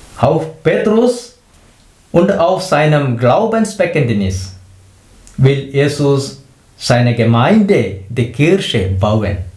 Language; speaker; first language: German; non-native, fluent; Malayalam